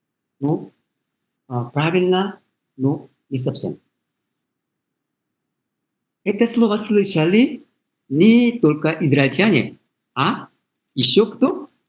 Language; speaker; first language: Russian; non-native, learner; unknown